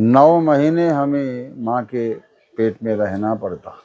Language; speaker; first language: Hindi; non-native, local second language; Telugu